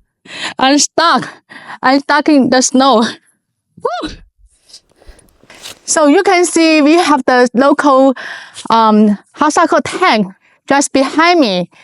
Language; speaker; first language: English; non-native, learner; Chinese